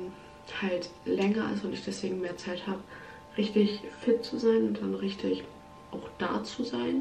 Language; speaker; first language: German; native; German